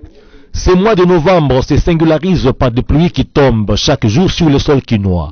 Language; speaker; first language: French; native; French